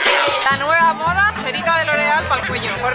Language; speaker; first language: Spanish; native; Spanish